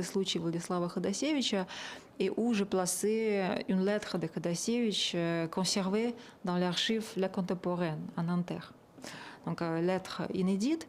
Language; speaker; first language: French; non-native, fluent; Russian